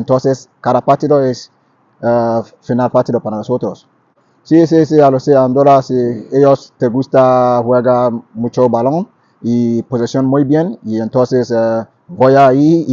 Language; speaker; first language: Spanish; non-native, learner; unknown